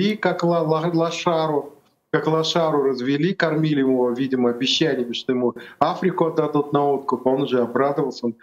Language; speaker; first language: Russian; native; Russian